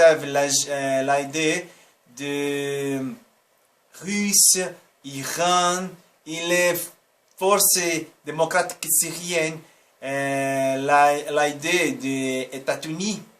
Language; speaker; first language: French; non-native, learner; Portuguese